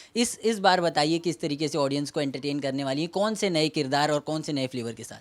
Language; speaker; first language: Hindi; native; Hindi